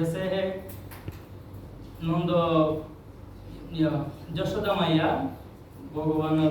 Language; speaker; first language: Hindi; non-native, local second language; Bangla